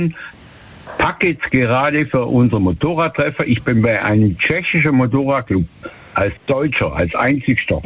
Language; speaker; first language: German; native; German